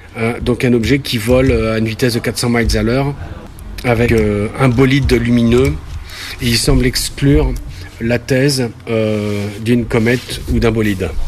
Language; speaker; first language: French; native; French